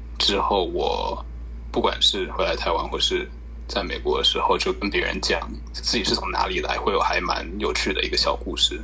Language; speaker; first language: Chinese; early bilingual, heritage; Chinese